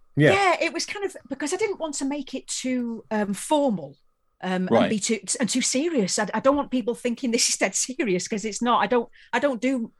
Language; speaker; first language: English; native; English